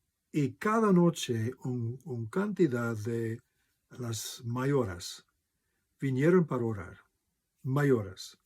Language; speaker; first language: Spanish; non-native, fluent; English